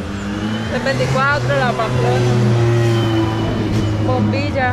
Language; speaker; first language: Spanish; native; Spanish